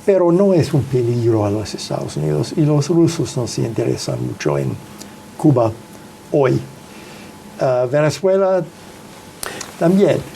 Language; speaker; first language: Spanish; non-native, fluent; English